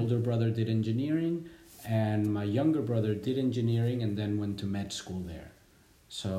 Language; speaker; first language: English; native; English